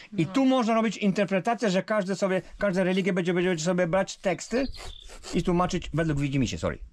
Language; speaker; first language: Polish; early bilingual, heritage; Polish